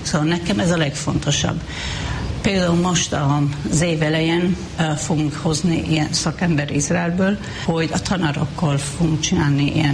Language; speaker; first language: Hungarian; non-native, fluent; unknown